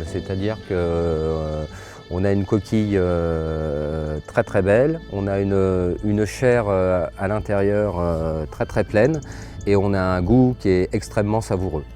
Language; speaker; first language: French; native; French